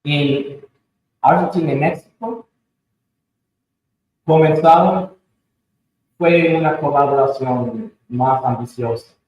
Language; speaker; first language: Spanish; non-native, fluent; English